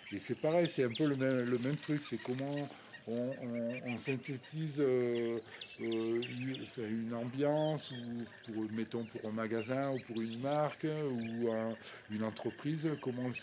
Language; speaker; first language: French; native; French